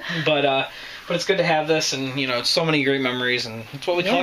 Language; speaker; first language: English; native; English